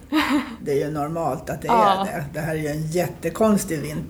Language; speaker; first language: Swedish; native; Swedish